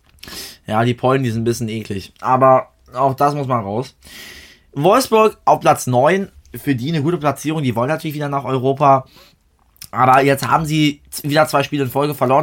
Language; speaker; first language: German; native; German